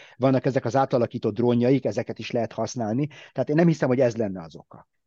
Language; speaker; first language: Hungarian; early bilingual, heritage; Hungarian